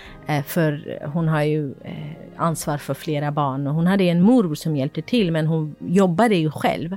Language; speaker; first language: Swedish; non-native, fluent; Kurdish